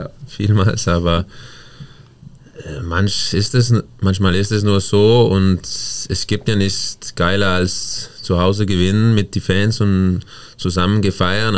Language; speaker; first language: German; non-native, fluent; Danish